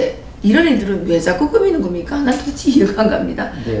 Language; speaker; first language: Korean; native; Korean